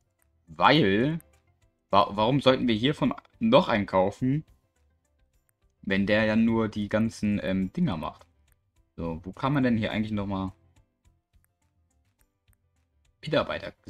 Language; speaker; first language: German; native; German